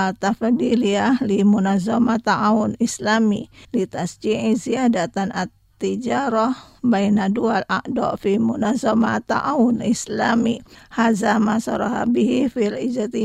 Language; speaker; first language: Arabic; non-native, fluent; Indonesian